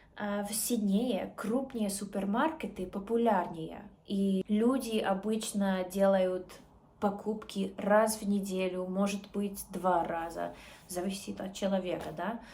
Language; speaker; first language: Russian; non-native, learner; English